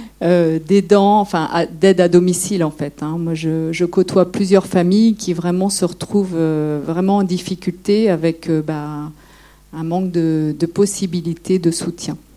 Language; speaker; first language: French; native; French